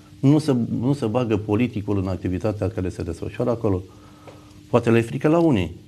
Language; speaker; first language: Romanian; native; Romanian